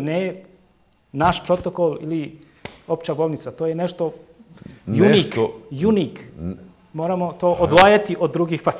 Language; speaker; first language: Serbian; non-native, local second language; Turkish